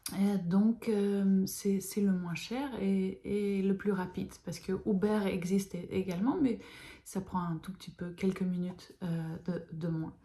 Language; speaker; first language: French; non-native, fluent; Lithuanian